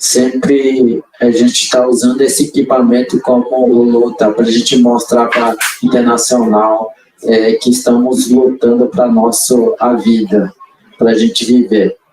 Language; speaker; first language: Portuguese; non-native, local second language; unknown